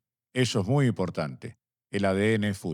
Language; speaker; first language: Spanish; native; Spanish